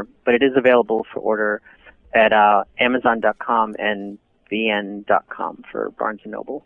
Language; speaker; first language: English; native; English